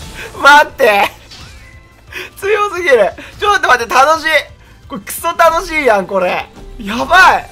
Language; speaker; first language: Japanese; native; Japanese